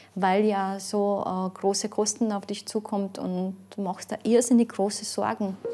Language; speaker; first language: German; non-native, fluent; Latvian